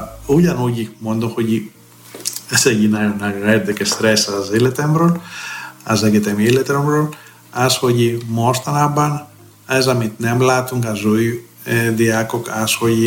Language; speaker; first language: Hungarian; non-native, fluent; Greek